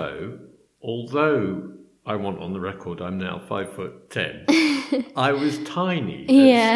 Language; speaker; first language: English; native; English